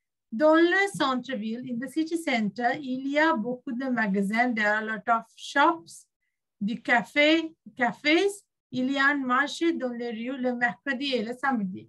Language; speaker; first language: French; non-native, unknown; Sinhala